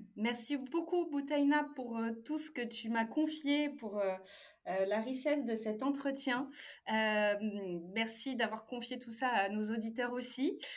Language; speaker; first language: French; native; French